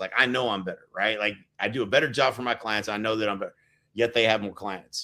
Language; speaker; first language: English; native; English